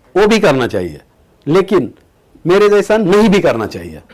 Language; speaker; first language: Hindi; non-native, local second language; Marathi